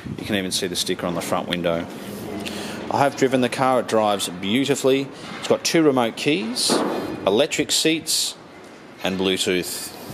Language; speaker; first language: English; native; English